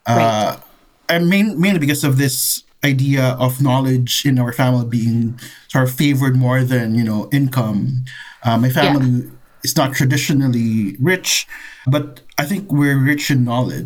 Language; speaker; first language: English; non-native, local second language; Filipino